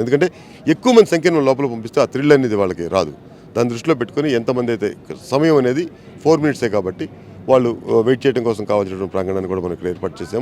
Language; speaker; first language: Telugu; native; Telugu